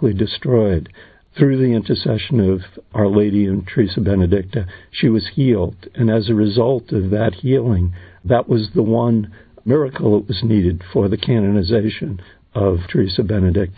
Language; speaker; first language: English; native; English